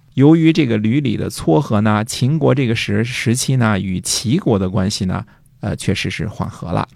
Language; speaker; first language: Chinese; native; Chinese